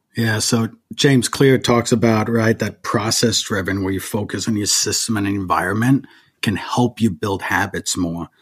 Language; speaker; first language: English; early bilingual, other home language; German